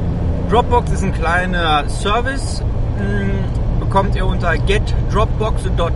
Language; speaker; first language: German; native; German